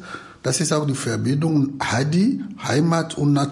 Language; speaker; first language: German; non-native, learner; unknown